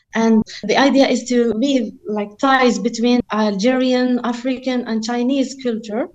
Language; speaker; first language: English; non-native, fluent; Arabic